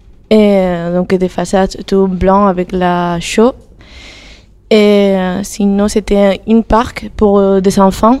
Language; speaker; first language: French; non-native, fluent; Spanish